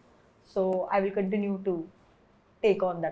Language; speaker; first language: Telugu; non-native, learner; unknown